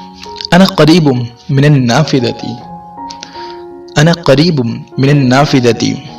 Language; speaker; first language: Arabic; non-native, fluent; Urdu